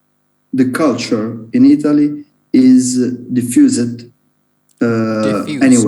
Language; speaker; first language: English; non-native, learner; Italian